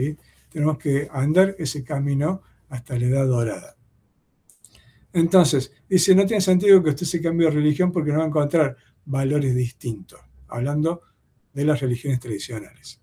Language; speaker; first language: Spanish; native; Spanish